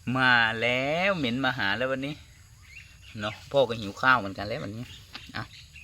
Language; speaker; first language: Thai; native; Thai